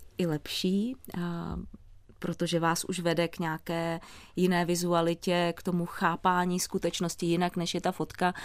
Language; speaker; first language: Czech; native; Czech